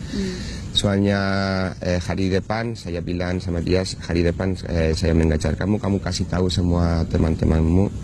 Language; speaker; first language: Indonesian; non-native, fluent; Spanish